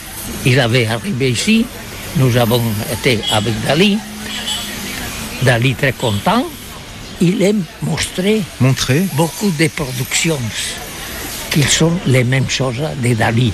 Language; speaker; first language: French; non-native, learner; Catalan